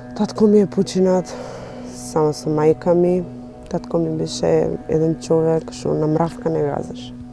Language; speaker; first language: Macedonian; non-native, local second language; Romany